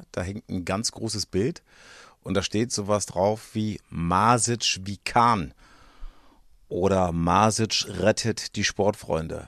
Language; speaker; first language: German; native; German